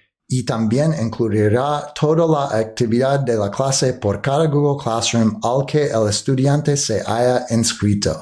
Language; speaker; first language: Spanish; non-native, fluent; English